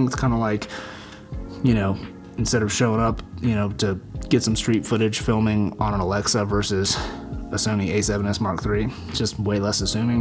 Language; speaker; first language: English; native; English